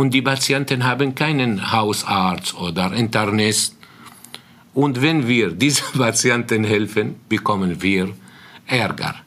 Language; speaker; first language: German; non-native, fluent; Arabic